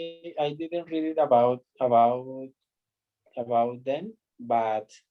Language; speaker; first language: English; non-native, learner; Spanish